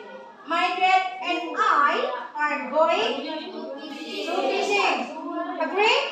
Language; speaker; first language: English; non-native, learner; Indonesian